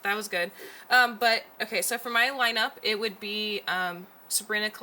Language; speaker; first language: English; native; English